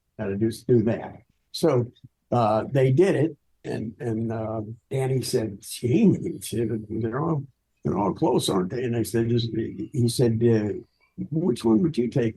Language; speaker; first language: English; native; English